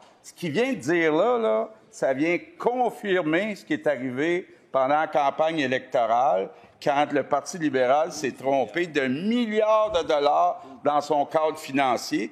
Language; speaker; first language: French; native; French